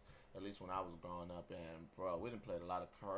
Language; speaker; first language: English; native; English